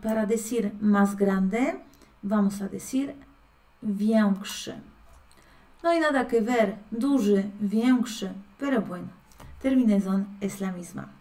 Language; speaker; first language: Spanish; non-native, fluent; Polish